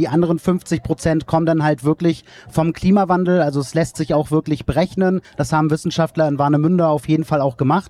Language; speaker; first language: German; native; German